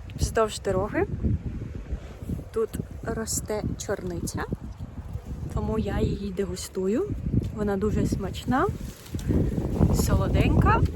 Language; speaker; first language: Ukrainian; native; Ukrainian